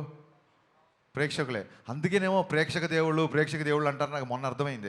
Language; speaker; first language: Telugu; native; Telugu